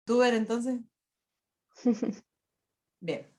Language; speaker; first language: Spanish; native; Spanish